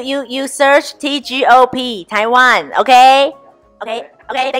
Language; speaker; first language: English; non-native, learner; Chinese